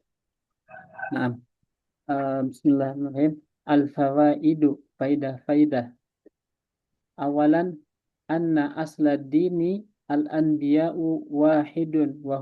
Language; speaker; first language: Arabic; non-native, learner; Indonesian